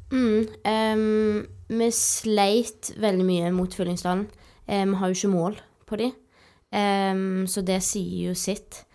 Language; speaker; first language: Norwegian; native; Norwegian